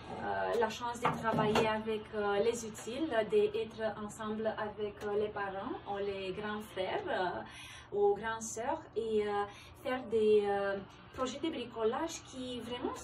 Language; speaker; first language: French; non-native, fluent; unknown